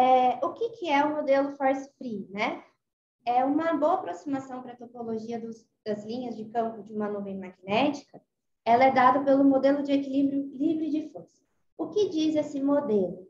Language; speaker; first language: Portuguese; native; Portuguese